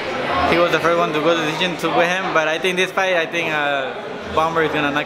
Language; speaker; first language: English; early bilingual, other home language; Spanish